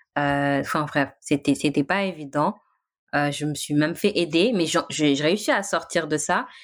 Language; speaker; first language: French; non-native, local second language; Wolof